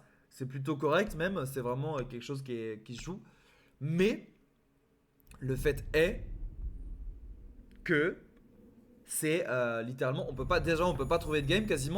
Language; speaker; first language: French; native; French